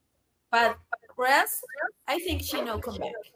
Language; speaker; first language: English; non-native, learner; Spanish